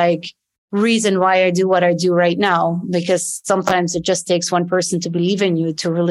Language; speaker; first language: English; non-native, fluent; Dutch